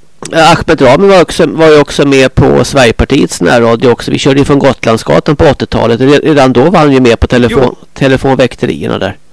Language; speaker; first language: Swedish; native; Swedish